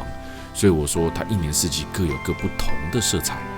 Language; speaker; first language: Chinese; native; Chinese